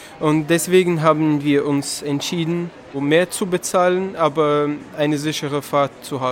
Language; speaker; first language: German; non-native, learner; Arabic